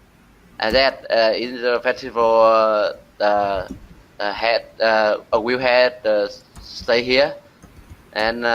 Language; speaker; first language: English; non-native, learner; Vietnamese